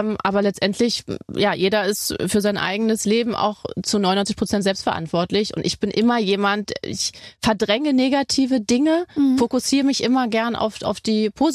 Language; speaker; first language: German; native; German